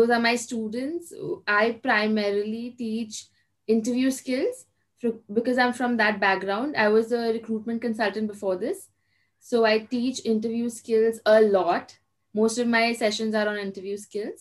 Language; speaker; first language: English; non-native, local second language; Hindi